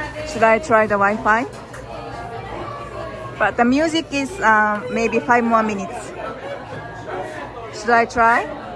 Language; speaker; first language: English; non-native, fluent; Japanese